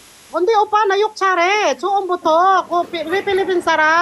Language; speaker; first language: Korean; non-native, learner; Filipino